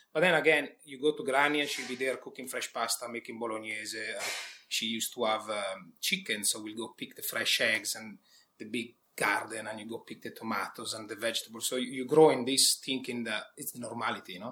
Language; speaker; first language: English; non-native, fluent; Italian